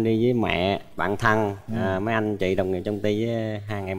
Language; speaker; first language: Vietnamese; native; Vietnamese